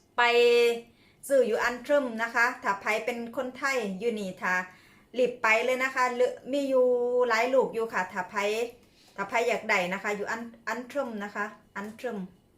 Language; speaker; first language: Thai; native; Thai